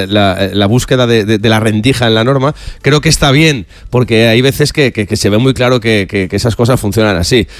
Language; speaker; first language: Spanish; native; Spanish